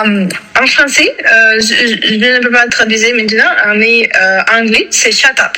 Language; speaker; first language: French; non-native, fluent; Russian